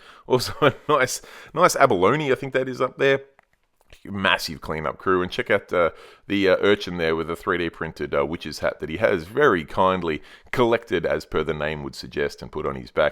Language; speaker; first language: English; native; English